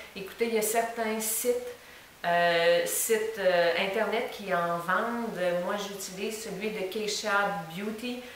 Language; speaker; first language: French; native; French